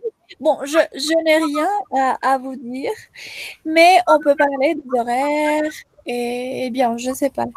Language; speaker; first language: French; non-native, fluent; Spanish